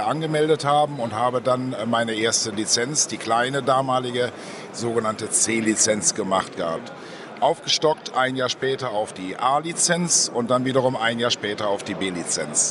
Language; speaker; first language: German; native; German